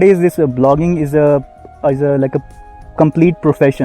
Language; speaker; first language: English; non-native, local second language; Hindi